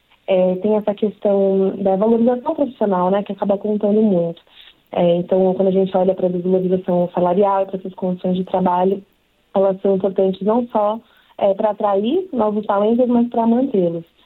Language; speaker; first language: Portuguese; native; Portuguese